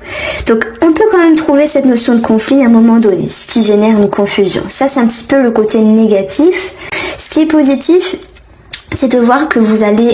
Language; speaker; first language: French; native; French